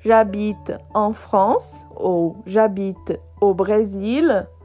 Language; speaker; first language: French; non-native, fluent; Portuguese